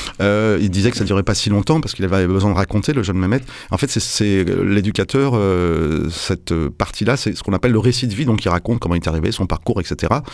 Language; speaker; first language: French; native; French